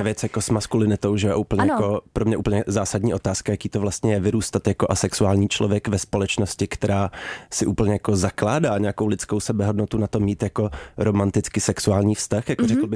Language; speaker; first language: Czech; native; Czech